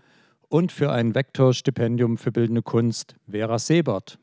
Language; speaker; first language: German; native; German